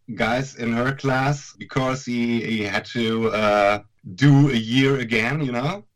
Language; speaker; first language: English; non-native, fluent; German